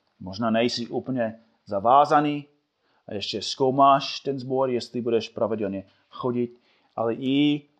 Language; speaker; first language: Czech; non-native, fluent; English